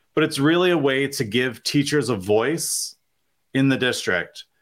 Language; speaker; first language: English; native; English